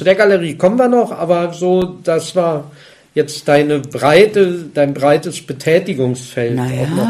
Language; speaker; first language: German; native; German